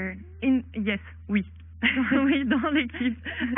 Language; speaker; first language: French; native; French